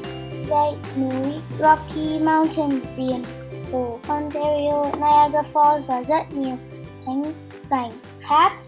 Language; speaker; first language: Vietnamese; early bilingual, heritage; Vietnamese